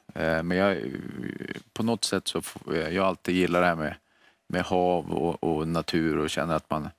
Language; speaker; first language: Swedish; native; Swedish